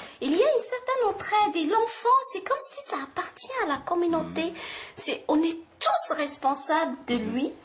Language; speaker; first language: French; non-native, local second language; Arabic